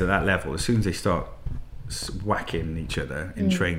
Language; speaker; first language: English; native; English